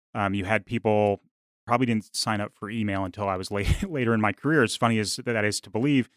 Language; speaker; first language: English; native; English